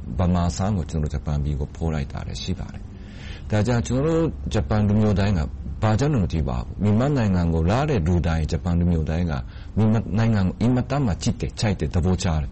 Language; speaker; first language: Burmese; non-native, fluent; Japanese